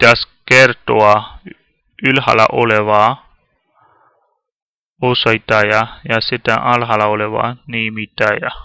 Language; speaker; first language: Finnish; non-native, learner; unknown